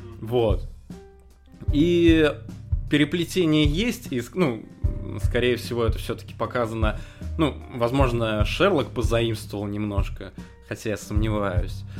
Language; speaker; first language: Russian; native; Russian